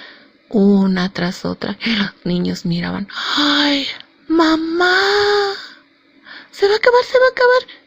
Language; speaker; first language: Spanish; native; Spanish